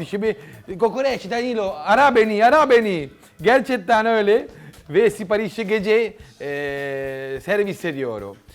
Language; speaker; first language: Turkish; non-native, learner; Italian